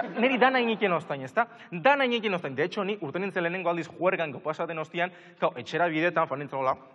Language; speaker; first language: Basque; native; Basque